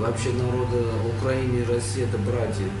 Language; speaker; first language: Russian; non-native, fluent; Persian